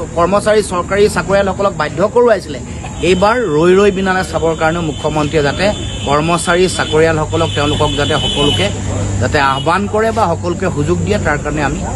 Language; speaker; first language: Assamese; native; Assamese